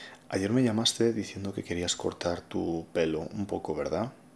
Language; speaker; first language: Spanish; native; Spanish